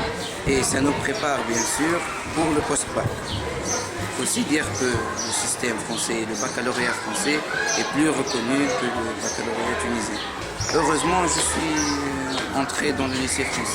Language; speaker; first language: French; non-native, local second language; Arabic